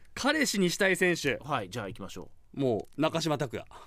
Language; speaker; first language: Japanese; native; Japanese